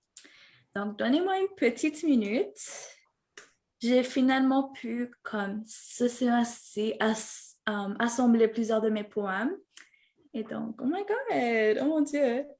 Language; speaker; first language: French; early bilingual, heritage; French